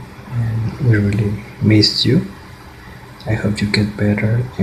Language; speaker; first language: English; non-native, learner; Spanish